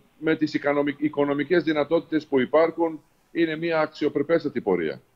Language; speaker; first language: Greek; non-native, fluent; Serbian